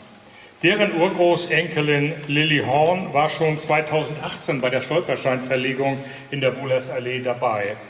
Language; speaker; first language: German; native; German